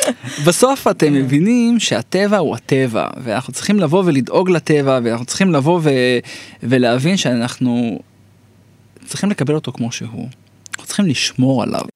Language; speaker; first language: Hebrew; native; Hebrew